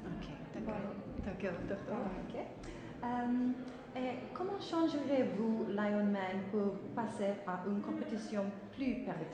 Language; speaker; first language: French; non-native, learner; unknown